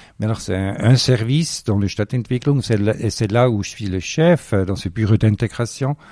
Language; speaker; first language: French; non-native, local second language; Swiss German